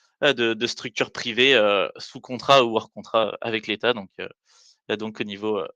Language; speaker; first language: French; native; French